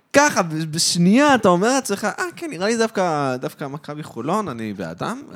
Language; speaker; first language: Hebrew; native; Hebrew